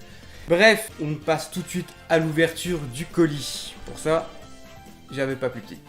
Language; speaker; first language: French; native; French